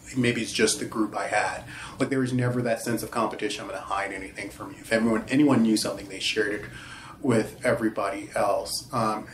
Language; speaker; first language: English; early bilingual, other home language; Haitian Creole